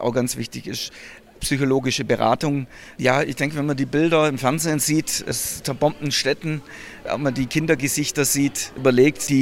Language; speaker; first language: German; native; German